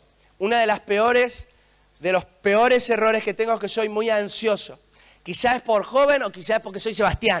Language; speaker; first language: Spanish; native; Spanish